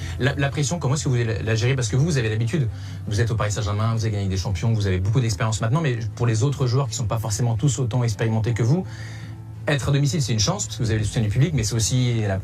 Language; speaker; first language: French; native; French